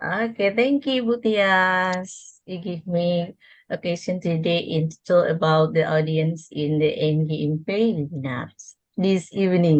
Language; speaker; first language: English; non-native, learner; Indonesian